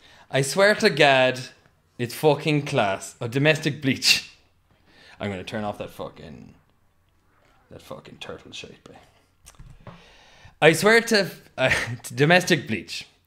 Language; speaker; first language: English; native; English